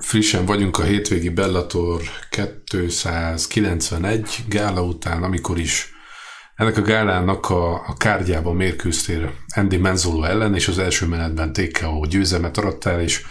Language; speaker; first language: Hungarian; native; Hungarian